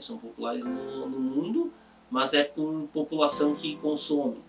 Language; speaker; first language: Portuguese; native; Portuguese